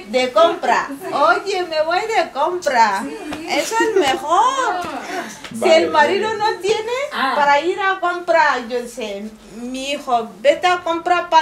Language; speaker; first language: Spanish; non-native, fluent; Bambara